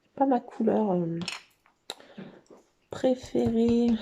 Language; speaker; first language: French; native; French